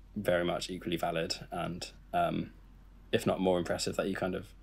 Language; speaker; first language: English; native; English